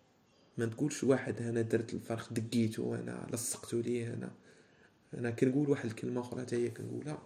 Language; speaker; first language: Arabic; native; Arabic